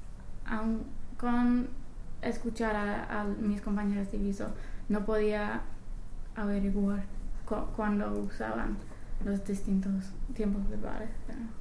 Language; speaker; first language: Spanish; non-native, fluent; English